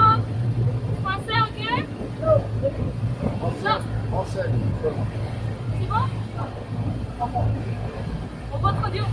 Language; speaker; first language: French; non-native, learner; Malagasy